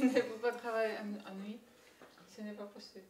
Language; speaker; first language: French; non-native, learner; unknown